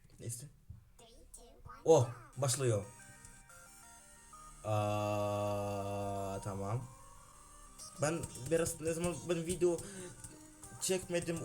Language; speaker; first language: Turkish; non-native, learner; Ukrainian